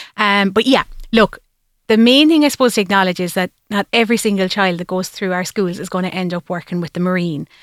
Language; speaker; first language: English; native; English